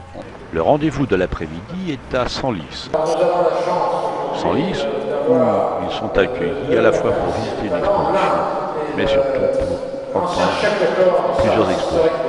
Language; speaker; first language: French; native; French